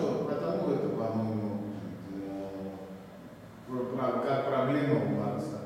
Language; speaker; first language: Russian; non-native, fluent; Georgian